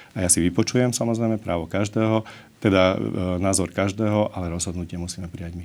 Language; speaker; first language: Slovak; non-native, local second language; Hungarian